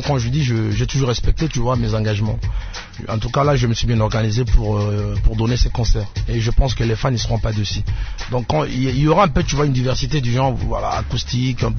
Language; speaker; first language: French; non-native, local second language; Lingala